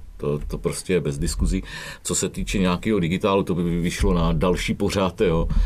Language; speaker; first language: Czech; native; Czech